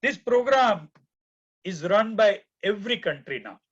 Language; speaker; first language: English; non-native, local second language; Gujarati